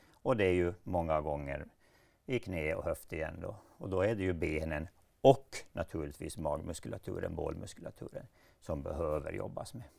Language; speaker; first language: Swedish; native; Swedish